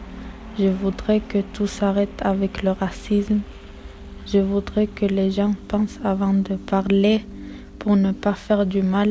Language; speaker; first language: French; non-native, learner; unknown